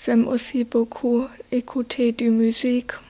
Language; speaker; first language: French; non-native, learner; German